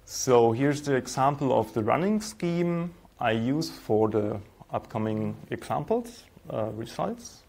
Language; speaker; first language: English; non-native, fluent; German